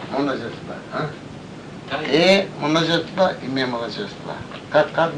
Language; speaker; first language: Russian; non-native, learner; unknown